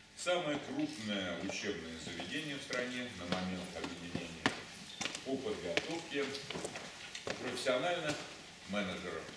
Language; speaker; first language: Russian; native; Russian